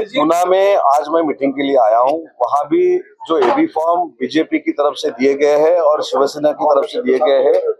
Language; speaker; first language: Hindi; non-native, local second language; Marathi